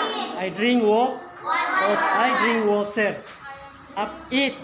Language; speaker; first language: English; non-native, learner; Indonesian